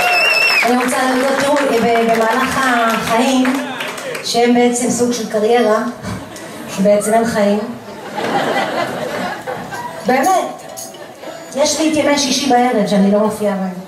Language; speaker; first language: Hebrew; native; Hebrew